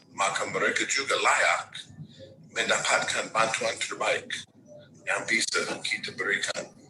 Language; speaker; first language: Indonesian; non-native, fluent; English